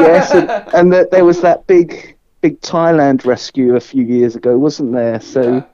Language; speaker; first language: English; native; English